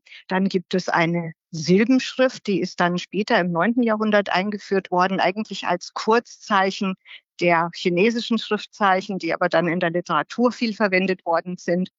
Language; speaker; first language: German; native; German